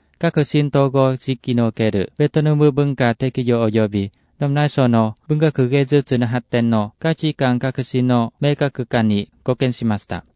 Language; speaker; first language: Japanese; non-native, fluent; Vietnamese